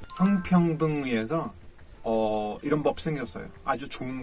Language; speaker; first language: Korean; non-native, fluent; Spanish